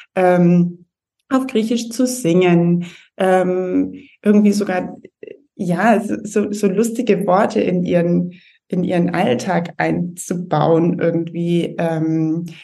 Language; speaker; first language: German; native; German